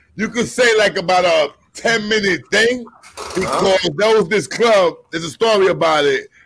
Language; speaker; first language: English; early bilingual, other home language; Spanish